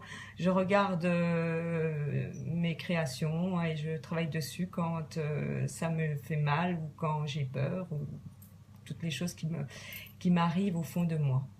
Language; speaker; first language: French; native; French